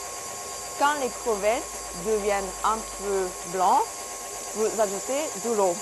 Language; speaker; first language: French; non-native, learner; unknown